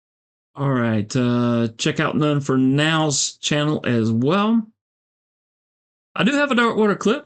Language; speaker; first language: English; native; English